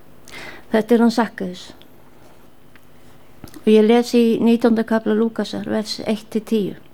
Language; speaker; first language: Icelandic; native; Icelandic